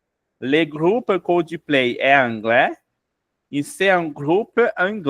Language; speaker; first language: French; non-native, fluent; Portuguese